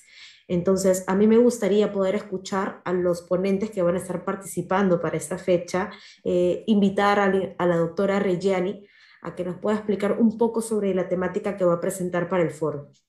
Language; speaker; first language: Spanish; native; Spanish